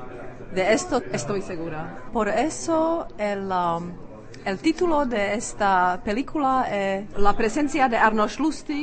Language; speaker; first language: Spanish; non-native, fluent; Czech